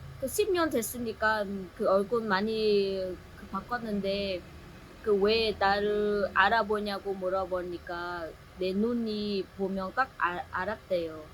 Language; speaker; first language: Korean; non-native, learner; Vietnamese